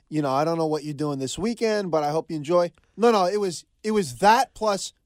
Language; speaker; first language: English; native; English